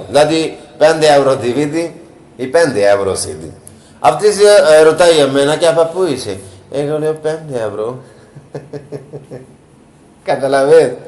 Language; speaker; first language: Greek; non-native, learner; Punjabi